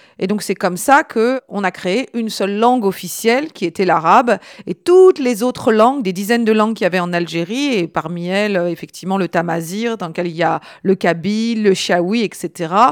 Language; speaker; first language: French; native; French